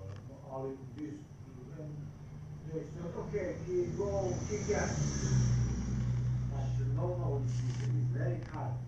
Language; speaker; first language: English; non-native, learner; Serbian